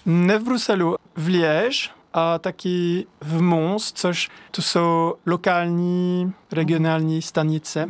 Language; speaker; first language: Czech; non-native, learner; French